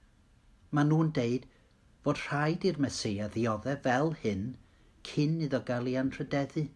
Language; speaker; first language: Welsh; native; Welsh